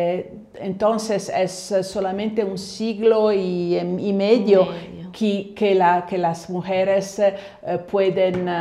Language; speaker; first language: Spanish; non-native, fluent; Italian